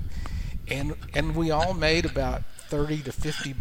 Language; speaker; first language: English; native; English